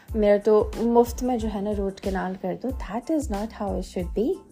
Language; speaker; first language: Hindi; native; Hindi